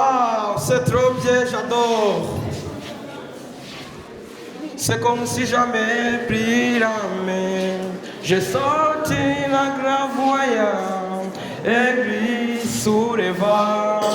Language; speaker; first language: French; non-native, learner; Kinyarwanda